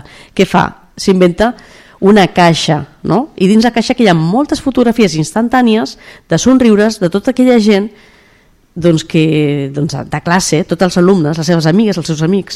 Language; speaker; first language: Catalan; native; Catalan